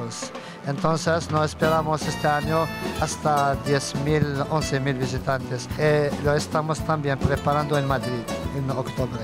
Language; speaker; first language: Spanish; non-native, fluent; Arabic